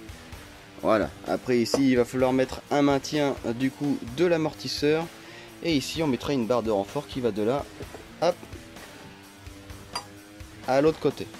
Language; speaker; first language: French; native; French